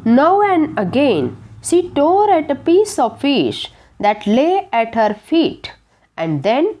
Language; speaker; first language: English; non-native, local second language; Marathi